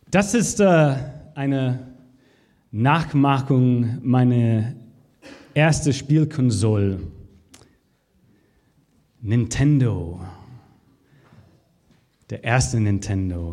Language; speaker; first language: German; non-native, fluent; English